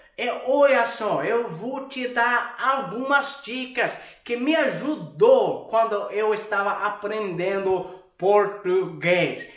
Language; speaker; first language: Portuguese; non-native, fluent; Swedish